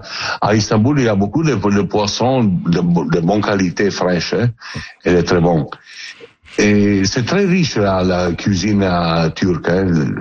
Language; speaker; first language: French; non-native, learner; Italian